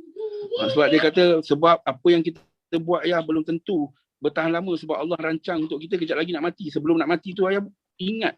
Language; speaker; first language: Indonesian; non-native, local second language; Malay